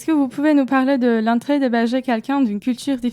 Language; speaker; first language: French; non-native, fluent; Turkish